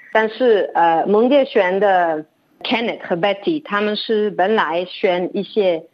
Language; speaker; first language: Chinese; non-native, fluent; French